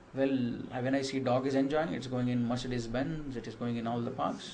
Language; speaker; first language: English; non-native, local second language; Kannada